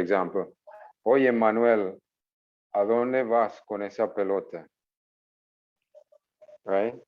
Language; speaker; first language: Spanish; non-native, fluent; English